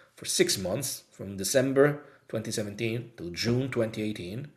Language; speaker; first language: English; non-native, fluent; Italian